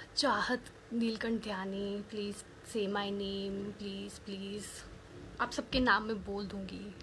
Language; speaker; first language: Hindi; native; Hindi